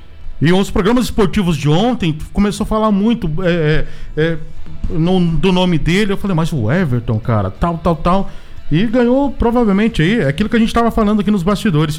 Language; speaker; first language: Portuguese; native; Portuguese